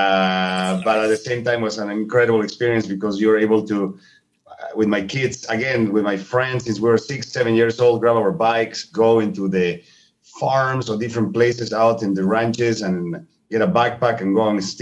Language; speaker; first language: English; non-native, fluent; Spanish